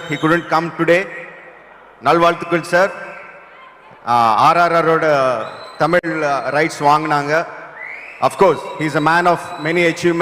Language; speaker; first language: Tamil; non-native, local second language; Telugu